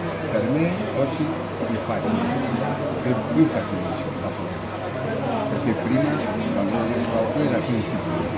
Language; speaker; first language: Italian; non-native, fluent; Spanish